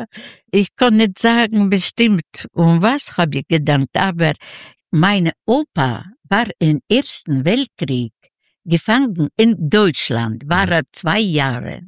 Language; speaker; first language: German; non-native, learner; Yiddish